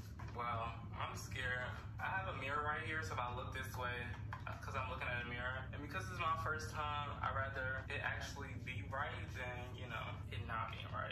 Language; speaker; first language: English; native; English